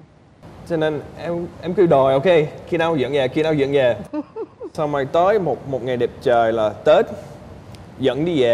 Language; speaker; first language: Vietnamese; non-native, fluent; English